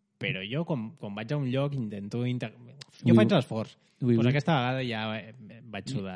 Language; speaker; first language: Catalan; native; Catalan